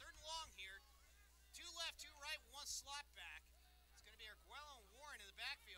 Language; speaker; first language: English; native; English